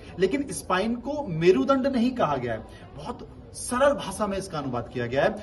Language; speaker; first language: Hindi; native; Hindi